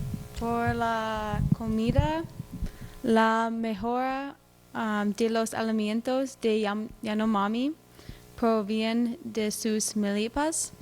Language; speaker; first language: Spanish; non-native, learner; English